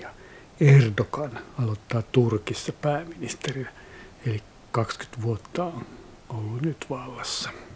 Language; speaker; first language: Finnish; native; Finnish